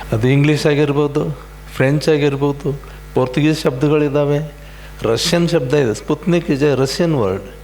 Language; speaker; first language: Kannada; native; Kannada